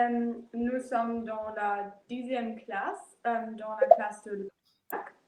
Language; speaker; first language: French; non-native, learner; German